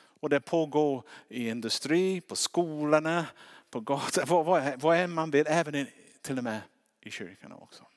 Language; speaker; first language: Swedish; non-native, fluent; English